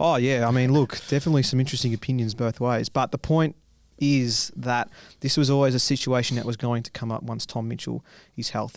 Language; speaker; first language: English; native; English